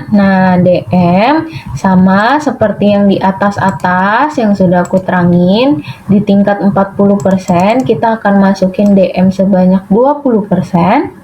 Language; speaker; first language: Indonesian; native; Indonesian